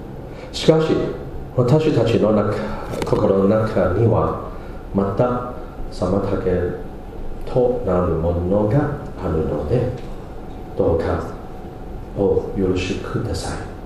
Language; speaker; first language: Japanese; non-native, fluent; English